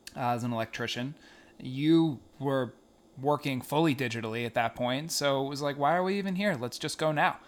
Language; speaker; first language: English; native; English